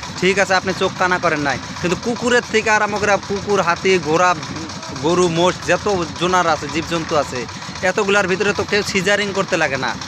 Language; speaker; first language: Bangla; non-native, local second language; Assamese